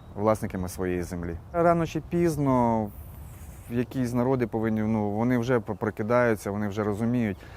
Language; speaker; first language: Ukrainian; native; Ukrainian